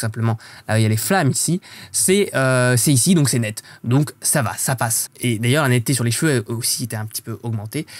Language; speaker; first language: French; native; French